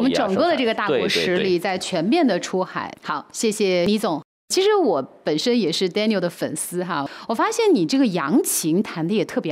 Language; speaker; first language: Chinese; native; Chinese